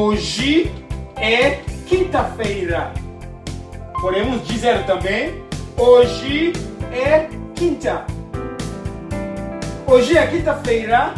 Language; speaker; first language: Portuguese; non-native, fluent; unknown